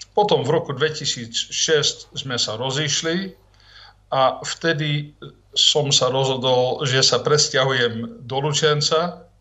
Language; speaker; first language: Slovak; non-native, fluent; Dutch